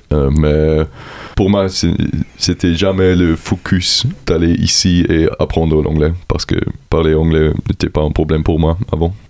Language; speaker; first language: French; non-native, learner; German